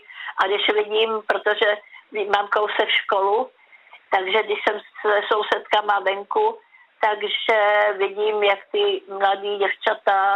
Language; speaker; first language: Czech; native; Czech